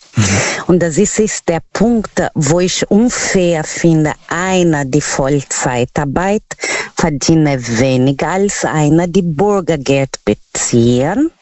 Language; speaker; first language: German; non-native, learner; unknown